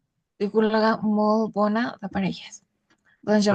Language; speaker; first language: Catalan; non-native, learner; Spanish